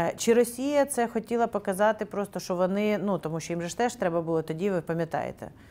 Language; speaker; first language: Ukrainian; native; Ukrainian